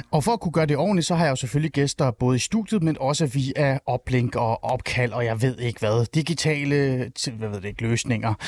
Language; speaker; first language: Danish; early bilingual, other home language; Persian